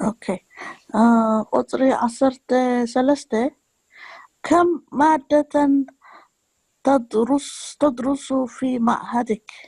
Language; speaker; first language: Arabic; non-native, learner; Tigrinya